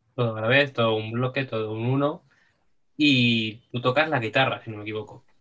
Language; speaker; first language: Spanish; native; Spanish